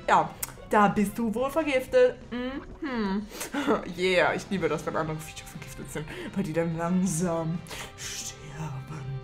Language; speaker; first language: German; native; German